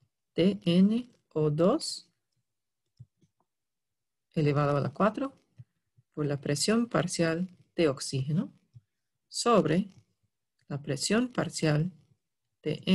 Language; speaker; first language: Spanish; non-native, fluent; English